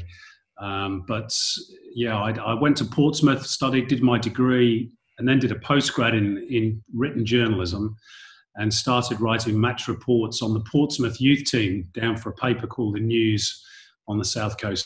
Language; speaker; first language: English; native; English